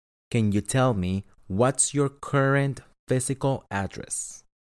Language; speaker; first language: English; non-native, fluent; Spanish